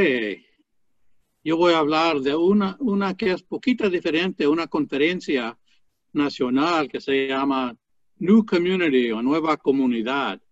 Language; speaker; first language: Spanish; non-native, fluent; English